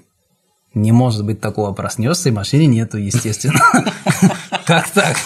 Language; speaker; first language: Russian; non-native, fluent; Spanish